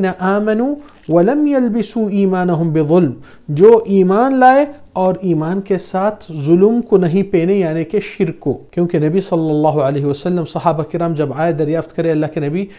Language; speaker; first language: Urdu; non-native, fluent; Arabic